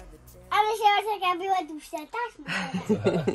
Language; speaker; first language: Polish; early bilingual, heritage; Polish